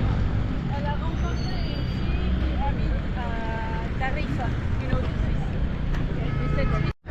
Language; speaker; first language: French; non-native, fluent; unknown